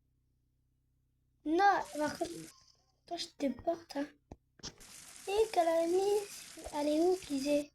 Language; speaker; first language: French; native; French